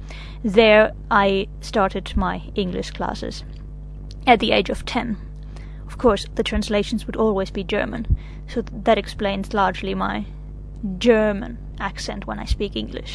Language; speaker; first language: English; non-native, fluent; Catalan